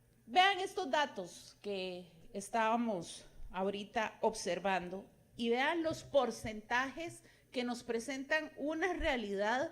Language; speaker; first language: Spanish; native; Spanish